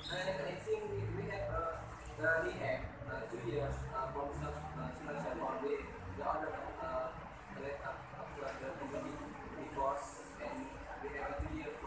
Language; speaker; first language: English; non-native, learner; Indonesian